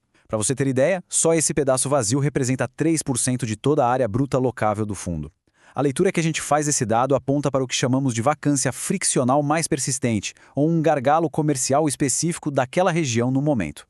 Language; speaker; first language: Portuguese; native; Portuguese